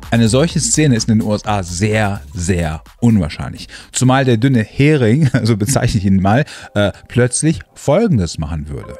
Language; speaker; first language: German; native; German